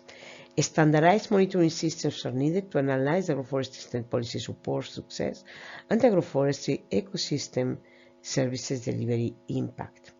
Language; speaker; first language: English; non-native, fluent; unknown